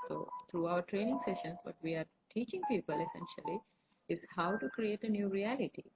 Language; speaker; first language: English; non-native, local second language; Sinhala